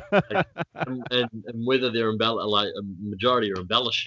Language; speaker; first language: English; native; English